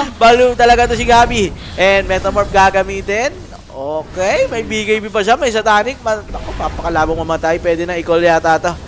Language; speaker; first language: Filipino; native; Filipino